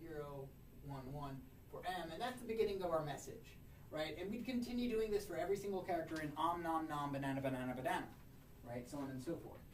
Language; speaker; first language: English; native; English